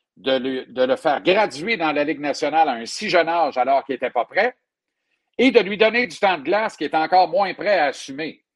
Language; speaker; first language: French; native; French